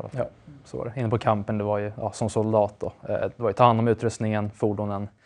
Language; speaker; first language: Swedish; native; Swedish